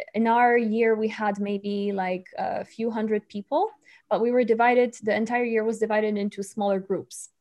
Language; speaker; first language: English; non-native, fluent; Polish